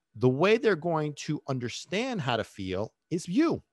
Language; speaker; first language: English; early bilingual, other home language; Italian